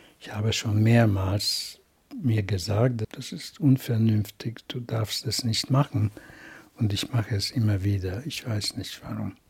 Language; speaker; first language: German; non-native, fluent; Hungarian